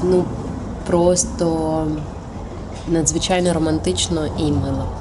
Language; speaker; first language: Ukrainian; native; Ukrainian